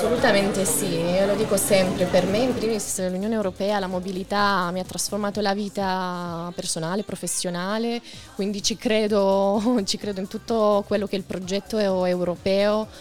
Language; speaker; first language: Italian; early bilingual, other home language; Romanian